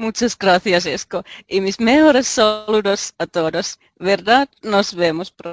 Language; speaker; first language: Spanish; non-native, learner; Finnish